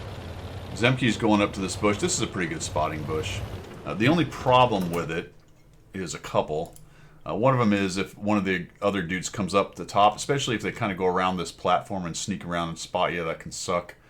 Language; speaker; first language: English; native; English